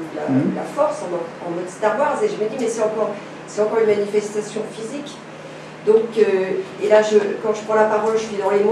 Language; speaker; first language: French; native; French